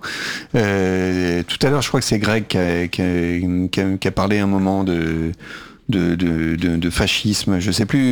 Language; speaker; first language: French; native; French